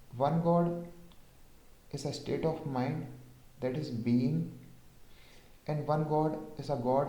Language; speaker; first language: English; non-native, local second language; Hindi